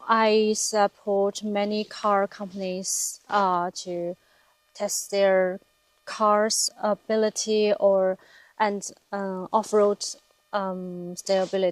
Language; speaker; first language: English; non-native, learner; Chinese